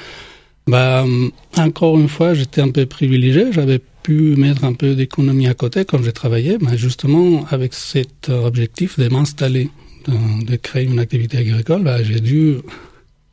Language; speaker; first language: French; non-native, fluent; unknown